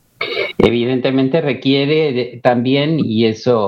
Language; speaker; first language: Spanish; native; Spanish